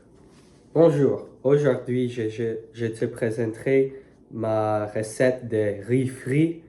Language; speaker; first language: French; non-native, learner; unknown